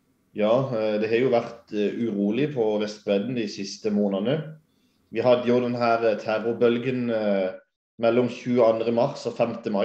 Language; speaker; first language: Norwegian; native; Norwegian